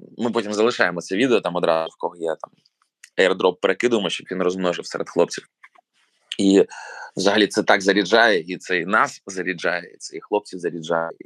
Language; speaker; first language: Ukrainian; non-native, local second language; Russian